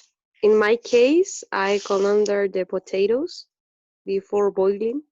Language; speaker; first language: English; non-native, learner; Spanish